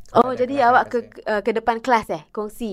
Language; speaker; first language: Malay; native; Malay